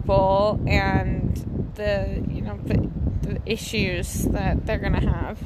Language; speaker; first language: English; native; English